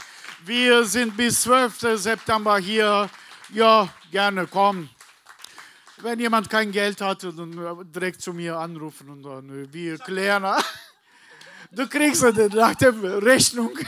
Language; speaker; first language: German; non-native, learner; Turkish